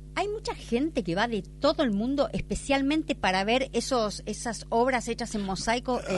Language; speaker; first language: Spanish; native; Spanish